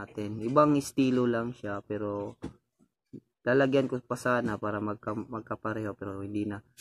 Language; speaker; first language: Filipino; non-native, local second language; Cebuano